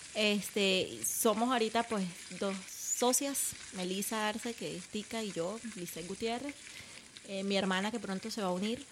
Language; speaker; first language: Spanish; native; Spanish